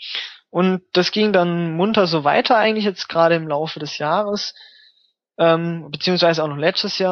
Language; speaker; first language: German; native; German